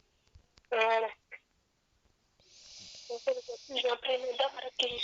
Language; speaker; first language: French; native; French